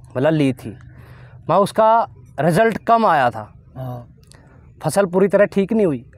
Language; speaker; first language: Hindi; native; Hindi